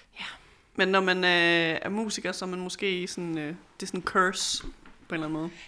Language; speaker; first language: Danish; native; Danish